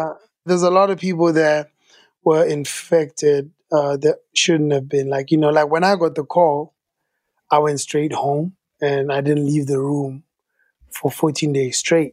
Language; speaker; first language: English; non-native, local second language; Tswana